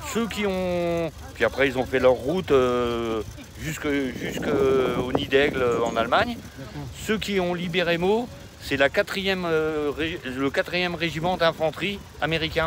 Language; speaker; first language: French; native; French